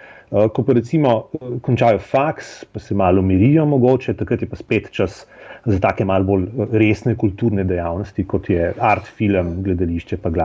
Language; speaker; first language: Slovenian; native; Slovenian